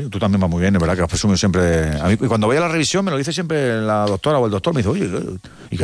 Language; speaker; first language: Spanish; native; Spanish